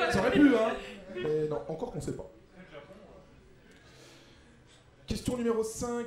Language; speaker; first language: French; native; French